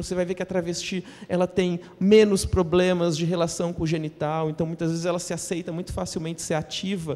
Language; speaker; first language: Portuguese; native; Portuguese